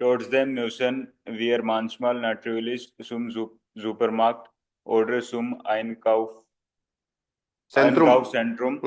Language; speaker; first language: German; non-native, learner; Hindi